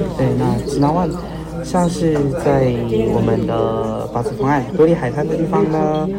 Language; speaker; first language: Chinese; native; Chinese